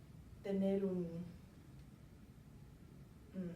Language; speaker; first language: Spanish; non-native, learner; English